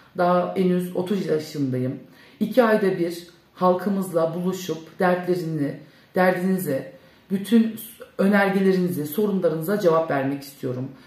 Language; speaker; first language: Turkish; early bilingual, heritage; Turkish